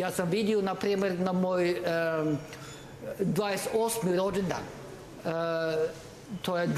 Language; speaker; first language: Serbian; non-native, learner; Norwegian